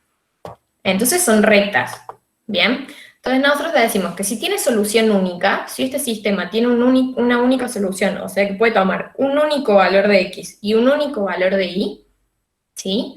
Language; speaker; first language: Spanish; native; Spanish